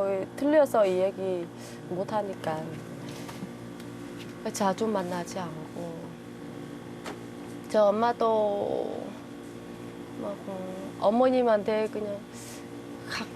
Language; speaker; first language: Korean; non-native, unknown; Vietnamese